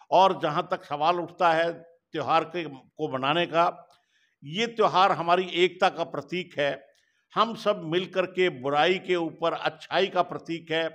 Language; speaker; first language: Hindi; native; Hindi